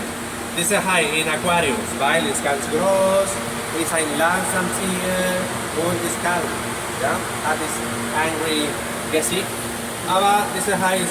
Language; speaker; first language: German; non-native, learner; Spanish